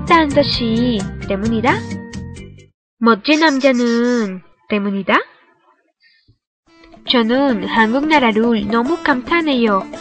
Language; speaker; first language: Korean; non-native, learner; Spanish